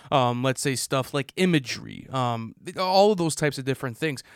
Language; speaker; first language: English; native; English